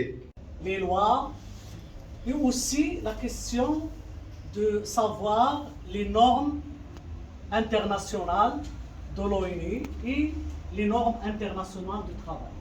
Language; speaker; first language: French; non-native, local second language; Arabic